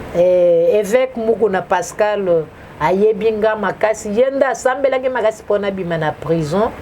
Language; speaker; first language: Lingala; non-native, local second language; Luba-Lulua